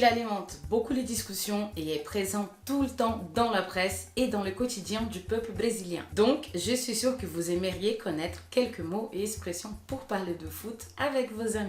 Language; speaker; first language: French; non-native, fluent; Portuguese